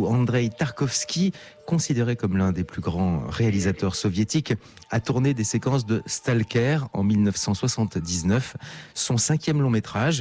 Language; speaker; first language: French; native; French